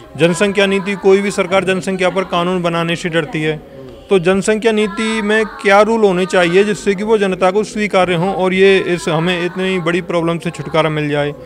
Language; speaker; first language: Hindi; native; Hindi